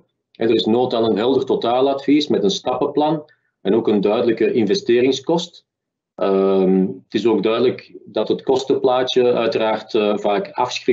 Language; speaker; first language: Dutch; native; Dutch